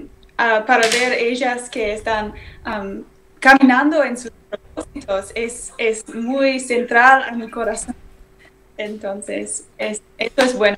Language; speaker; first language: Spanish; non-native, learner; English